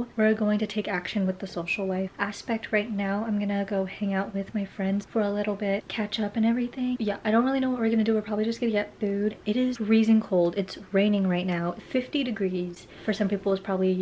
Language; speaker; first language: English; native; English